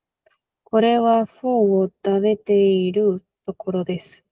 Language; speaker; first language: Japanese; non-native, learner; Spanish